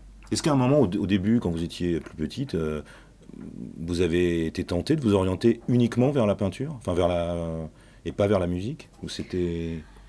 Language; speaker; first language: French; native; French